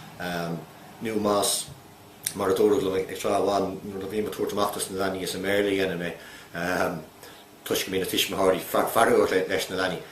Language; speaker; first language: Irish; native; Irish